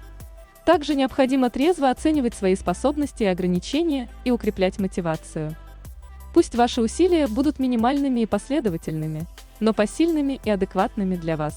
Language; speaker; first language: Russian; native; Russian